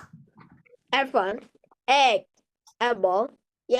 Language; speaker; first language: English; non-native, learner; Vietnamese